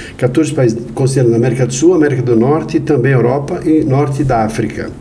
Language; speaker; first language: Portuguese; native; Portuguese